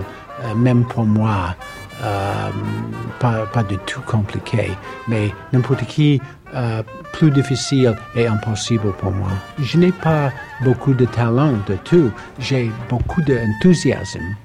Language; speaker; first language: French; non-native, learner; English